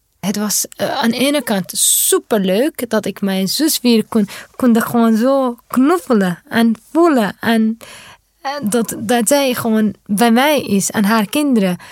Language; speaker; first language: Dutch; non-native, fluent; Kurdish